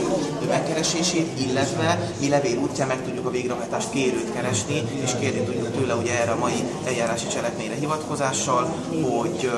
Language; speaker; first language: Hungarian; native; Hungarian